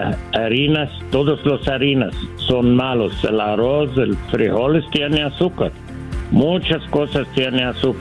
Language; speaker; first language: Spanish; non-native, learner; English